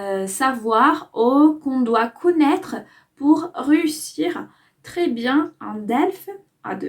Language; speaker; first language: French; non-native, fluent; Spanish